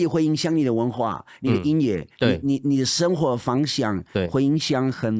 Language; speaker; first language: Chinese; non-native, fluent; Spanish